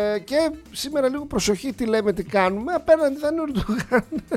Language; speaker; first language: Greek; native; Greek